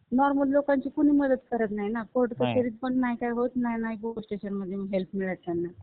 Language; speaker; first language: Marathi; native; Marathi